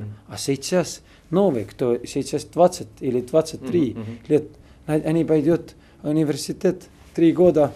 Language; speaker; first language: Russian; non-native, learner; Estonian